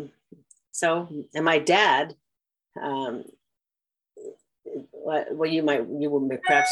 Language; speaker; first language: English; native; English